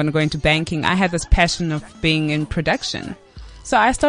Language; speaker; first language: English; non-native, local second language; Xhosa